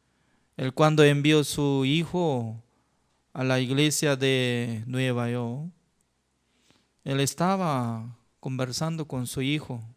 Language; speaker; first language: Spanish; non-native, learner; Korean